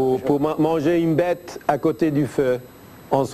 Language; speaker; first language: French; non-native, fluent; Spanish